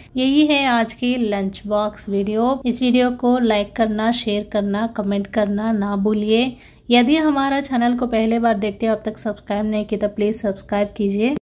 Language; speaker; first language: Hindi; non-native, local second language; Telugu